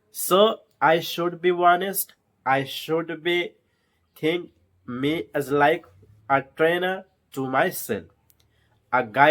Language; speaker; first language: English; non-native, learner; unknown